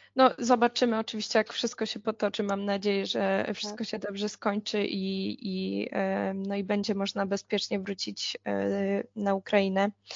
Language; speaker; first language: Polish; native; Polish